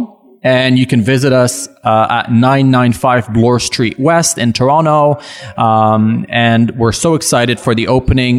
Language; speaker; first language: English; non-native, fluent; French